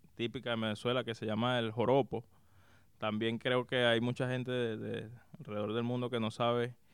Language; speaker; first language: Spanish; native; Spanish